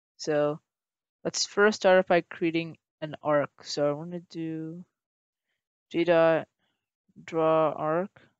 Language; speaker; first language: English; native; English